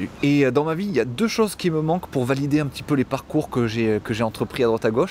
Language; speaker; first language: French; native; French